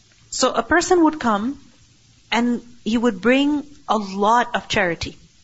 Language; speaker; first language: English; non-native, local second language; Urdu